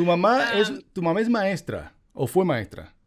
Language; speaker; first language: Spanish; native; Spanish